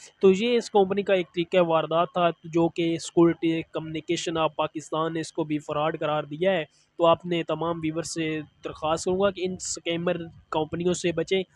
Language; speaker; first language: Urdu; non-native, local second language; Punjabi